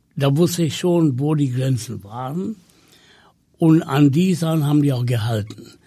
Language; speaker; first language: German; non-native, fluent; Tamil